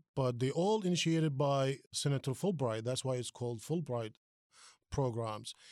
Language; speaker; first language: English; non-native, fluent; Arabic